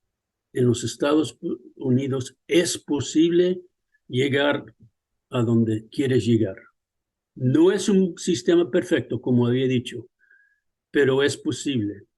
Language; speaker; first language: Spanish; early bilingual, other home language; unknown